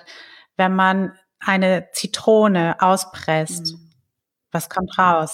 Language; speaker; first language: German; native; German